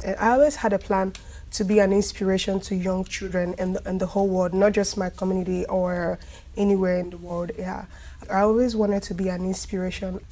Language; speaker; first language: English; non-native, local second language; Igbo